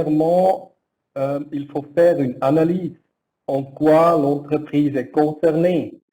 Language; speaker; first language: French; non-native, learner; German